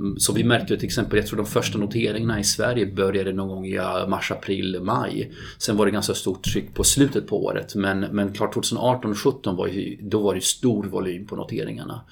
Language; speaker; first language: Swedish; non-native, fluent; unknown